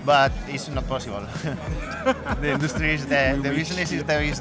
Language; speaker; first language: English; non-native, learner; Spanish